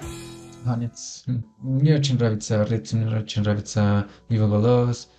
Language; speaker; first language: Russian; non-native, learner; Spanish